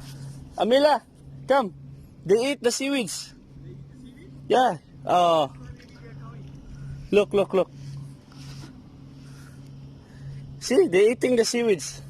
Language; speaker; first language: English; non-native, local second language; Filipino